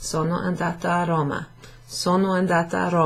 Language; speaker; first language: Italian; non-native, fluent; English